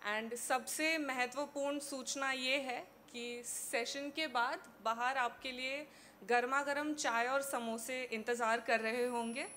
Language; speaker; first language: Hindi; non-native, local second language; Marathi